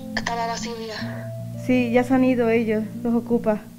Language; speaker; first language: Spanish; native; Spanish